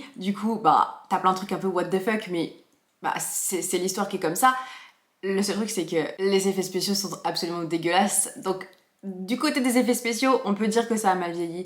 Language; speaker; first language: French; native; French